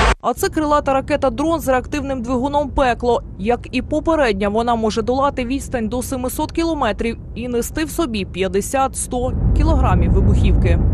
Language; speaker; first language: Ukrainian; native; Ukrainian